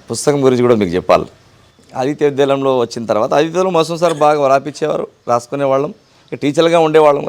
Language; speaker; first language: Telugu; non-native, local second language; Urdu